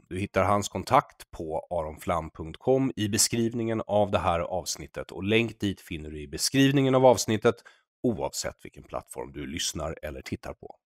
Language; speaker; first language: Swedish; native; Swedish